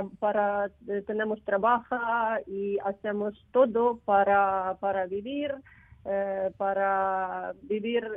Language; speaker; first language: Spanish; non-native, learner; Ukrainian